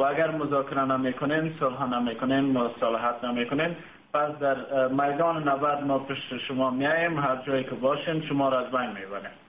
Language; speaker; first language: Persian; native; Persian